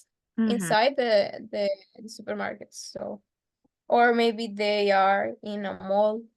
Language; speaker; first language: English; non-native, learner; Spanish